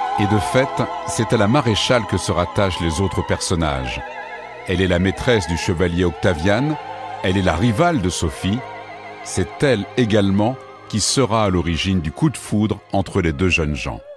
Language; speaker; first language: French; native; French